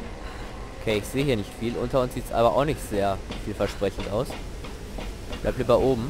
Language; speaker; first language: German; native; German